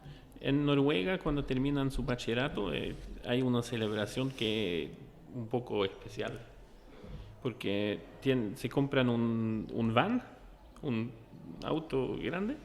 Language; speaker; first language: Spanish; non-native, fluent; Norwegian